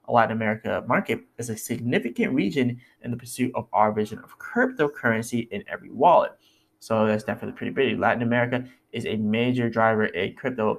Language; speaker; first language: English; native; English